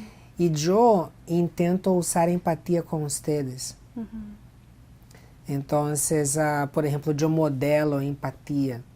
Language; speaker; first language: Spanish; non-native, fluent; Portuguese